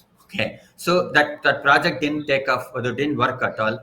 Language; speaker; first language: English; non-native, local second language; Tamil